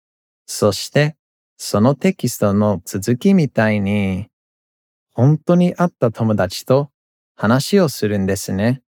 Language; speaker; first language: Japanese; non-native, fluent; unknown